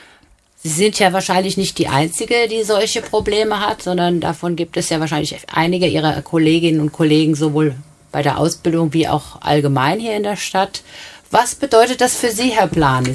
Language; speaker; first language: German; native; German